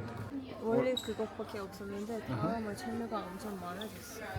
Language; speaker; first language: Korean; non-native, learner; Russian